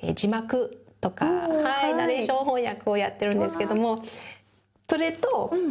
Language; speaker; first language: Japanese; non-native, fluent; English